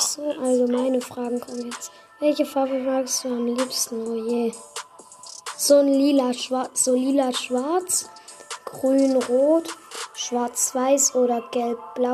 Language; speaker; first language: German; native; German